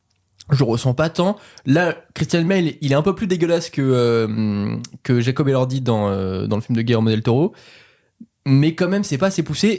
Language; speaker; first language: French; native; French